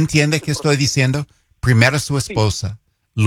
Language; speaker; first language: Spanish; non-native, fluent; English